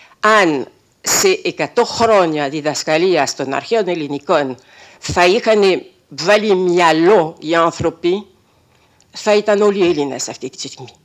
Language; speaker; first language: Greek; non-native, fluent; French